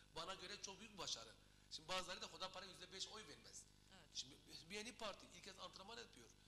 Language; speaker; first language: Turkish; non-native, local second language; Kurdish